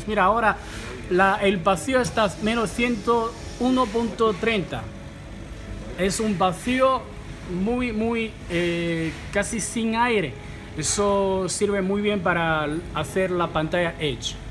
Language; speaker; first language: Spanish; non-native, fluent; Chinese